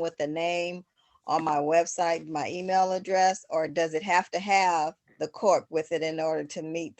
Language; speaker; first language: English; native; English